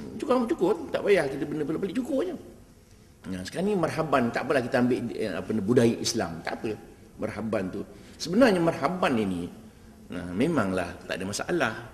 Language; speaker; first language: Malay; native; Malay